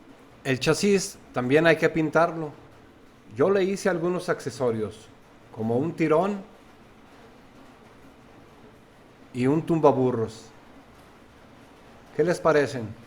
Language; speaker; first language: Spanish; native; Spanish